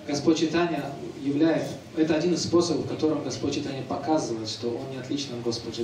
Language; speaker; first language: Russian; native; Russian